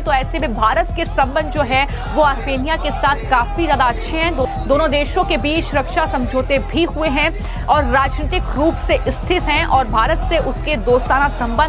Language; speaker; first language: Hindi; native; Hindi